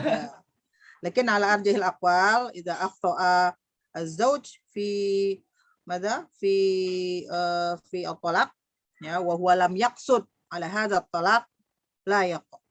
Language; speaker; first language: Arabic; non-native, fluent; Indonesian